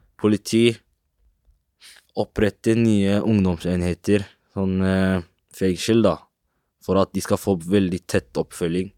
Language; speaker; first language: Norwegian; native; Norwegian